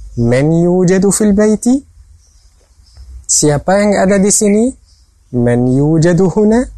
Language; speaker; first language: Indonesian; non-native, fluent; Arabic